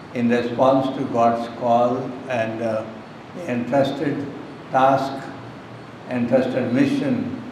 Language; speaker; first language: English; non-native, local second language; Telugu